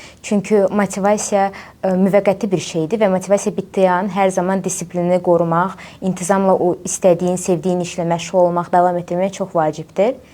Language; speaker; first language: Azerbaijani; native; Azerbaijani